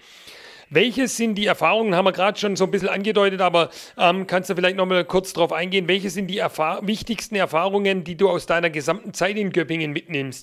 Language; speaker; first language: German; native; German